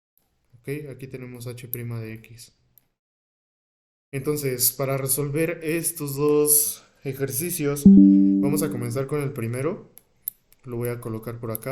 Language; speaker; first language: Spanish; native; Spanish